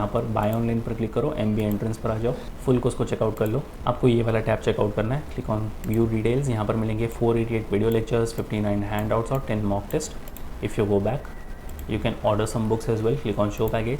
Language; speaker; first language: Hindi; native; Hindi